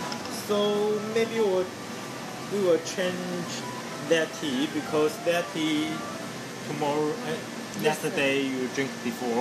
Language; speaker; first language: English; non-native, learner; Chinese